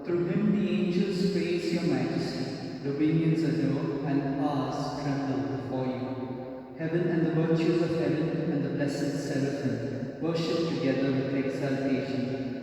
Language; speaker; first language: English; non-native, local second language; Konkani